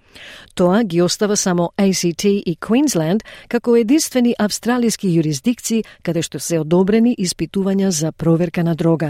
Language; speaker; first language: Macedonian; native; Macedonian